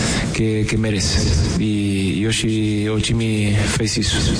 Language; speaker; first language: Portuguese; non-native, fluent; Spanish